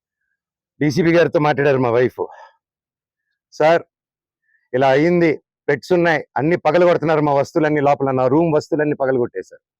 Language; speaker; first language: Telugu; native; Telugu